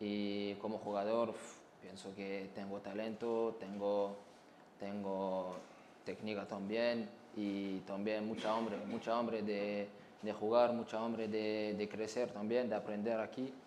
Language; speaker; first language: Spanish; non-native, learner; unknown